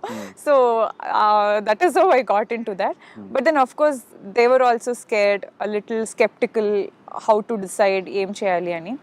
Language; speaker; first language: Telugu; non-native, fluent; Kannada